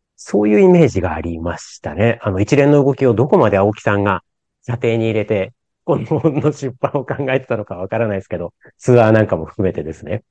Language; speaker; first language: Japanese; native; Japanese